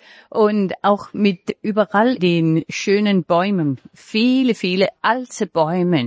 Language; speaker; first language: German; non-native, fluent; Danish